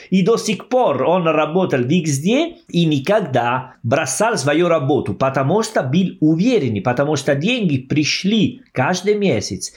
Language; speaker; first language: Russian; non-native, fluent; Italian